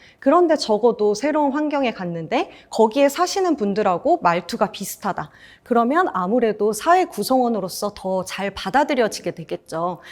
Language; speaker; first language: Korean; native; Korean